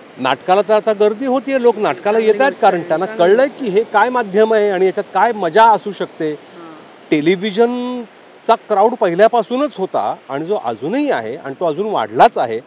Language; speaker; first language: Marathi; native; Marathi